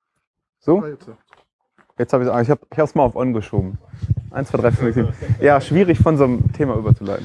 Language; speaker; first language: German; native; German